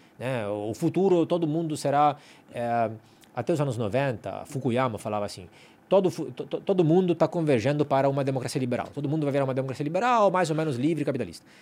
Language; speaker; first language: Portuguese; non-native, fluent; Italian